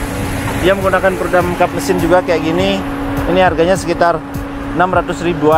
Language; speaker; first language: Indonesian; native; Indonesian